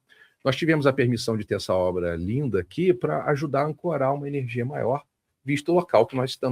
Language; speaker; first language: Portuguese; native; Portuguese